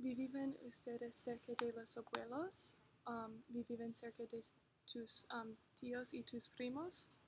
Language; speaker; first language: Spanish; non-native, learner; English